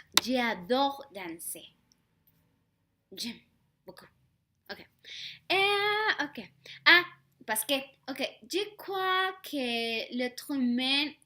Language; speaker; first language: French; non-native, learner; Spanish